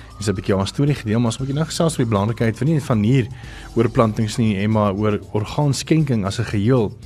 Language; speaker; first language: Afrikaans; native; Afrikaans